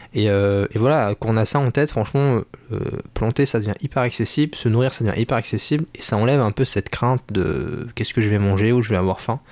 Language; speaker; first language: French; native; French